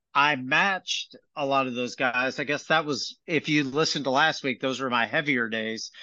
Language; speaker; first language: English; native; English